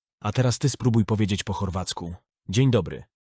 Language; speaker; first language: Polish; native; Polish